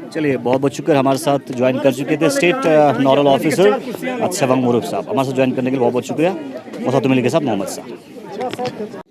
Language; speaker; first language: Hindi; non-native, local second language; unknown